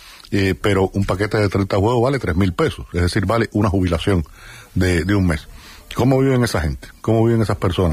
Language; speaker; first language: Spanish; native; Spanish